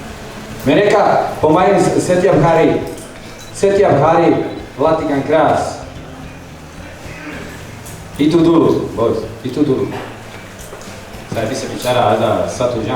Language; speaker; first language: Indonesian; non-native, learner; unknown